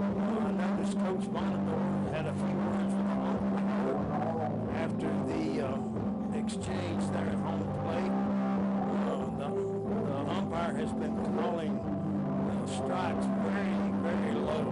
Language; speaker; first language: English; native; English